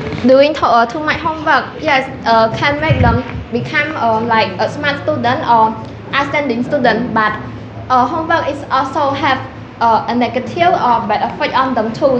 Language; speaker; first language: English; non-native, learner; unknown